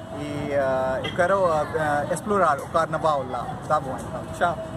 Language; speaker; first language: Portuguese; non-native, fluent; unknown